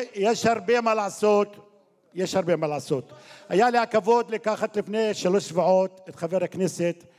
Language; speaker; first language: Hebrew; non-native, local second language; Arabic